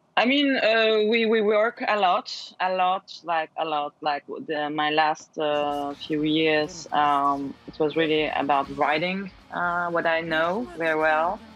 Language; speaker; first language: English; non-native, learner; Turkish